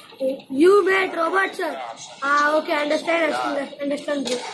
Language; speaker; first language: English; non-native, learner; Hindi